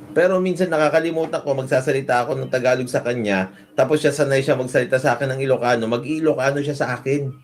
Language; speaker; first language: Filipino; non-native, local second language; Iloko